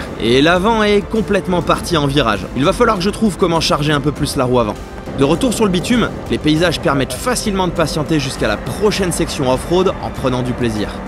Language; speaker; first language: French; native; French